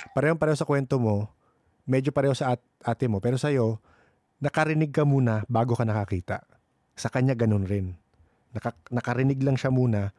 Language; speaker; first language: Filipino; native; Filipino